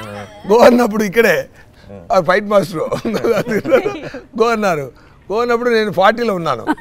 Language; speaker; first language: Telugu; non-native, fluent; Tamil